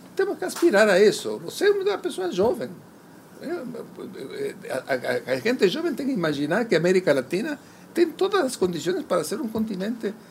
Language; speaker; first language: Spanish; native; Spanish